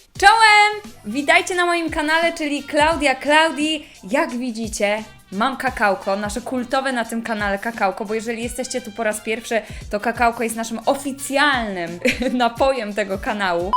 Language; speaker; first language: Polish; native; Polish